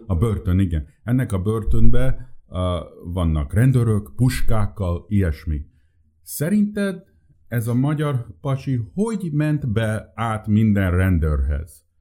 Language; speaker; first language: Hungarian; early bilingual, heritage; Hungarian